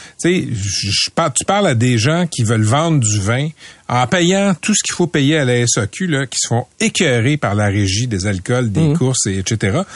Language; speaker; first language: French; native; French